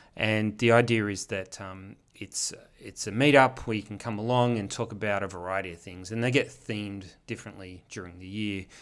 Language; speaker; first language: English; native; English